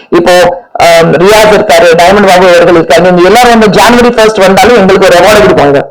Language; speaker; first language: Tamil; non-native, fluent; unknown